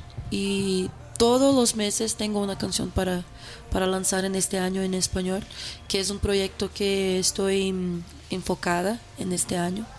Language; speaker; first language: Spanish; non-native, fluent; Portuguese